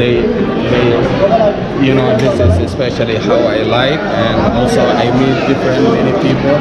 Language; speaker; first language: English; non-native, learner; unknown